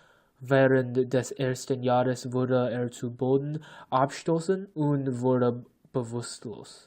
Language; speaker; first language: German; non-native, learner; English